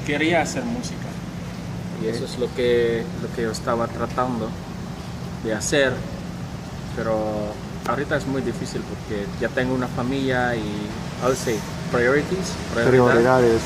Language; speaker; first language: Spanish; non-native, fluent; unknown